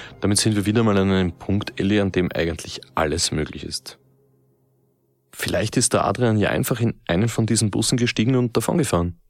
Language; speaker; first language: German; native; German